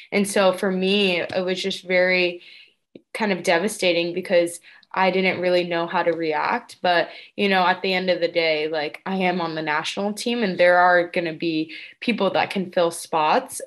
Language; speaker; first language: English; native; English